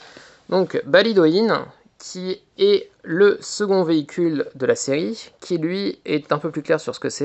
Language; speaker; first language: French; native; French